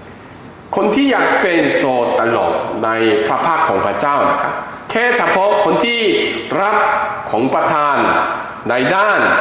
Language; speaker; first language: Thai; non-native, fluent; Korean